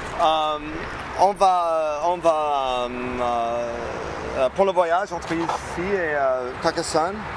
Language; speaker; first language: French; non-native, learner; English